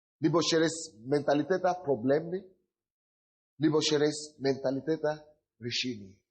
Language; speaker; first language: Russian; non-native, fluent; Yoruba